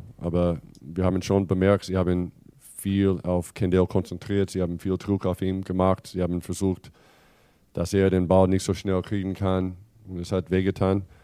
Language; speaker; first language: German; non-native, fluent; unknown